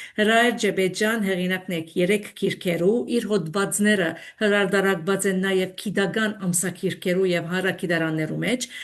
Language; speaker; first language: Armenian; early bilingual, heritage; Armenian